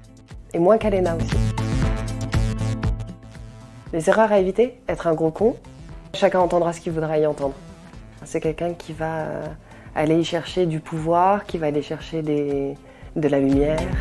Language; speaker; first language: French; native; French